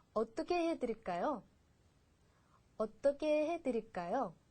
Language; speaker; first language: Korean; non-native, fluent; Russian